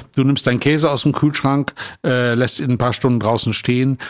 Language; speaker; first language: German; native; German